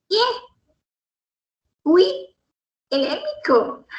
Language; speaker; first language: French; non-native, learner; Italian